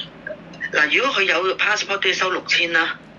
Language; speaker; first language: Cantonese; native; Cantonese